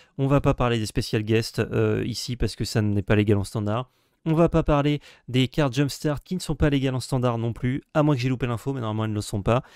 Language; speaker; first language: French; native; French